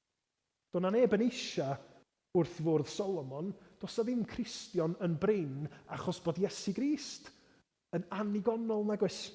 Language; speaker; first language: Welsh; native; Welsh